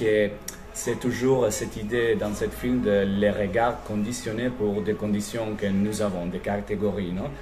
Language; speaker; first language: French; non-native, fluent; Spanish